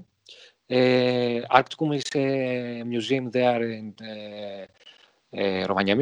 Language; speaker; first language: English; non-native, learner; Greek